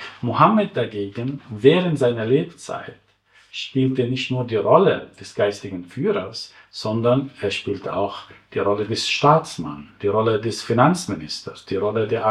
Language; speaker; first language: German; non-native, fluent; Arabic